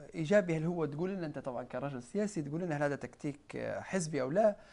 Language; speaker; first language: Arabic; non-native, local second language; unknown